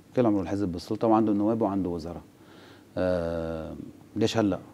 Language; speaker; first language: Arabic; native; Arabic